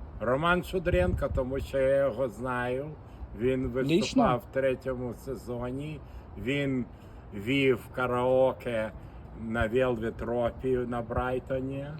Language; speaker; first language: Ukrainian; non-native, local second language; Russian